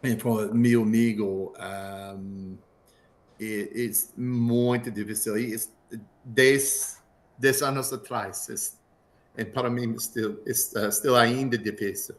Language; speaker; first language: Portuguese; non-native, learner; English